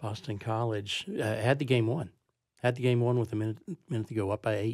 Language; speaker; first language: English; native; English